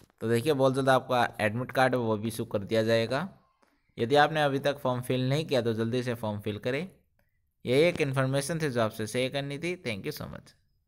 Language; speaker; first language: Hindi; native; Hindi